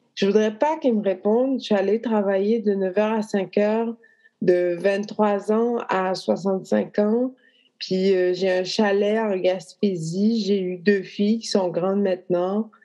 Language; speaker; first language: French; native; French